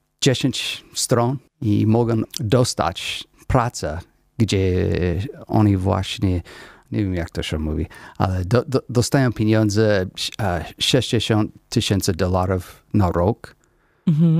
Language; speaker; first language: Polish; non-native, learner; English